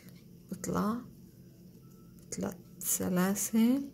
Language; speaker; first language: Arabic; native; Arabic